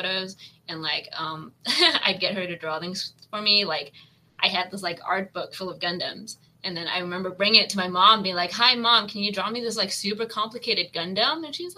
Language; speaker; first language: English; native; English